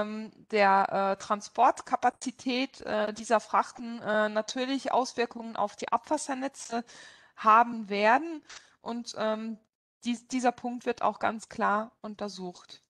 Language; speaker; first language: German; non-native, local second language; Luxembourgish